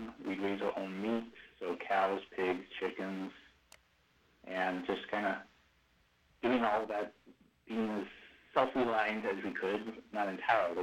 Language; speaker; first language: English; native; English